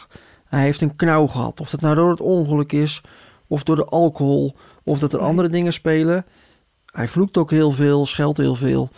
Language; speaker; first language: Dutch; native; Dutch